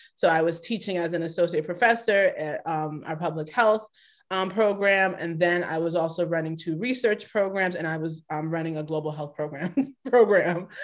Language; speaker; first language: English; early bilingual, other home language; Yoruba